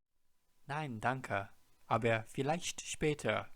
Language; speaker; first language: German; non-native, fluent; English